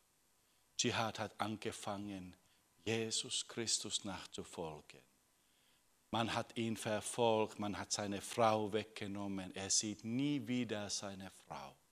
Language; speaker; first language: German; non-native, fluent; Finnish